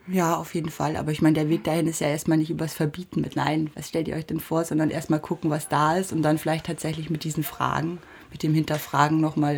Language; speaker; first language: German; native; German